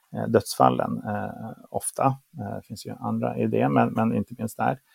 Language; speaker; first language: Swedish; native; Swedish